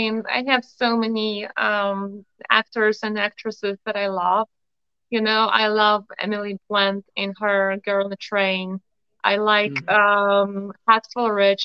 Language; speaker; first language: English; non-native, fluent; Polish